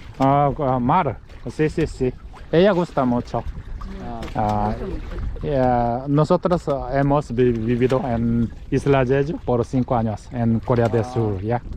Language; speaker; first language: Spanish; non-native, learner; Korean